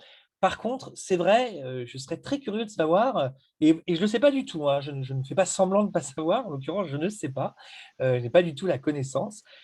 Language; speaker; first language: French; native; French